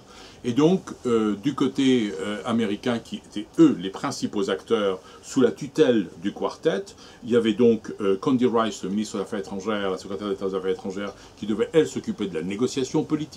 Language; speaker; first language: French; native; French